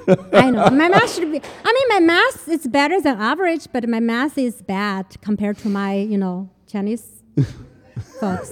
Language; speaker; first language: English; non-native, fluent; Chinese